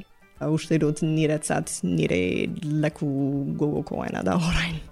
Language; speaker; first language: Basque; non-native, learner; English